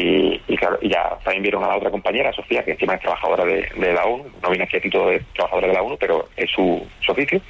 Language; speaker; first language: Spanish; native; Spanish